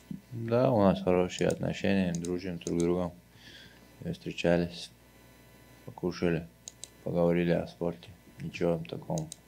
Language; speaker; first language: Russian; non-native, local second language; Chechen